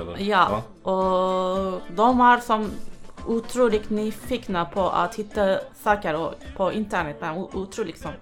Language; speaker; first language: Swedish; non-native, fluent; Turkish